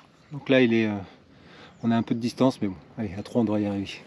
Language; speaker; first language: French; native; French